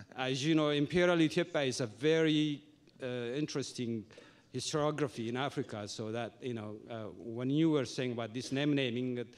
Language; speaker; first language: English; non-native, fluent; Oromo